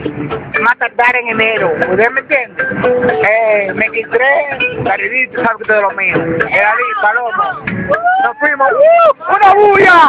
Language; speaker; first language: Spanish; native; Spanish